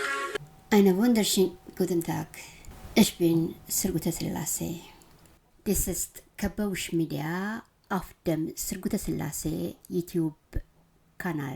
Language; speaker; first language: German; non-native, learner; Amharic